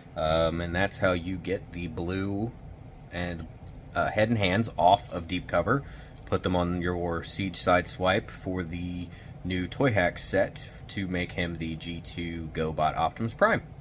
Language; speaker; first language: English; native; English